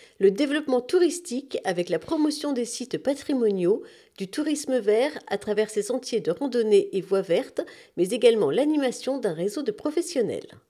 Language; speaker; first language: French; native; French